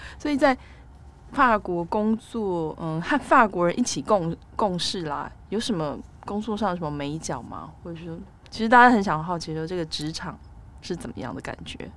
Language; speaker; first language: Chinese; native; Chinese